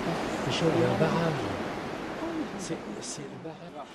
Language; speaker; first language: French; native; French